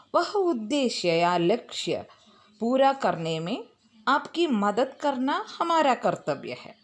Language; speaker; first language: Hindi; non-native, local second language; Malayalam